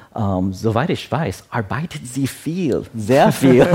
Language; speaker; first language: German; non-native, learner; Wu Chinese